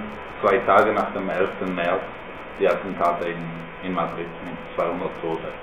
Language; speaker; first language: German; non-native, fluent; Spanish